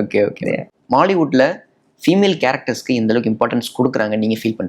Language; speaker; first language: Tamil; native; Tamil